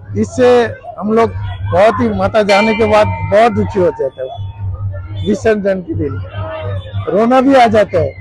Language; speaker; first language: Hindi; non-native, local second language; Bangla